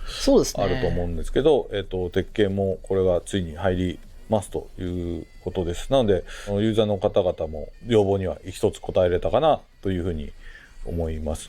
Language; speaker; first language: Japanese; native; Japanese